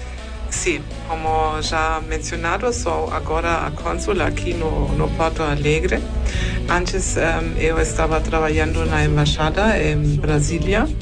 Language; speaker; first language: Portuguese; non-native, fluent; German